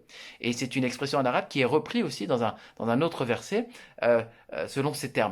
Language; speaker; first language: French; native; French